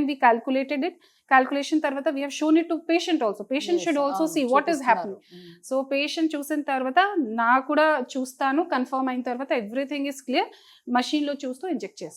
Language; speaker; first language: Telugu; non-native, local second language; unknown